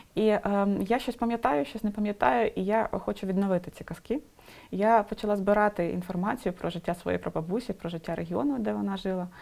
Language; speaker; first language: Ukrainian; non-native, local second language; Russian